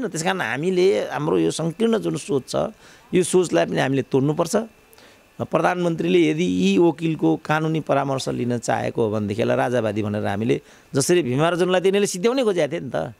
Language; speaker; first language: Nepali; native; Nepali